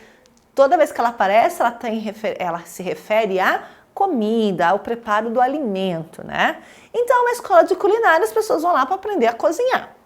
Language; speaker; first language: Portuguese; native; Portuguese